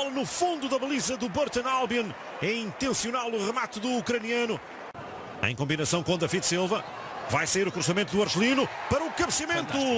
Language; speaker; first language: Portuguese; native; Portuguese